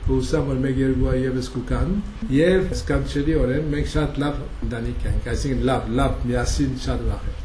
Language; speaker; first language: Armenian; early bilingual, heritage; Armenian